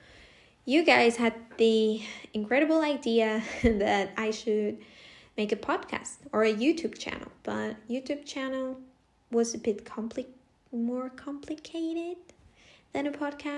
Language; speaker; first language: English; non-native, fluent; Spanish